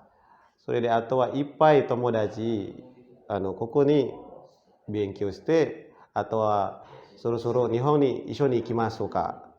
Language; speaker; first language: Japanese; non-native, learner; Indonesian